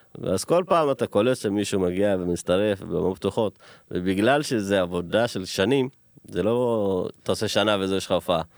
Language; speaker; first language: Hebrew; early bilingual, other home language; Amharic